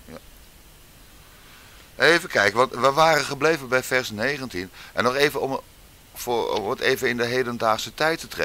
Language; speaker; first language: Dutch; native; Dutch